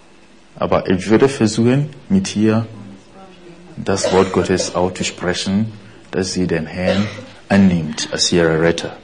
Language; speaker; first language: German; non-native, fluent; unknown